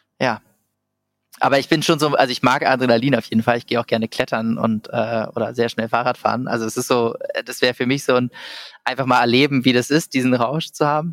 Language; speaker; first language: German; native; German